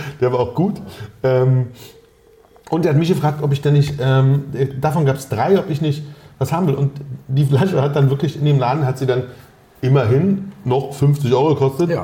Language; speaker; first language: German; native; German